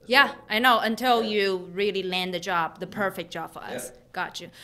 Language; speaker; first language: English; non-native, fluent; Chinese